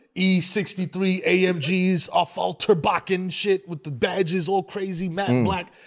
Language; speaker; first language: English; native; English